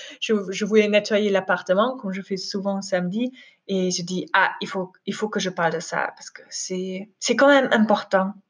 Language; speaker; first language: French; non-native, fluent; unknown